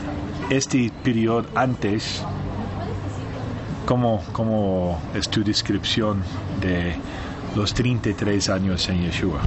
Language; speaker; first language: Spanish; non-native, fluent; Portuguese